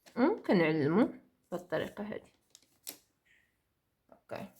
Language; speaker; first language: Arabic; native; Arabic